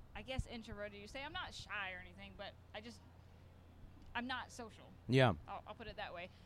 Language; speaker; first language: English; native; English